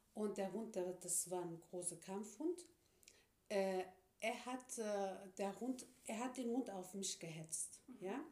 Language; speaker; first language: German; non-native, fluent; Turkish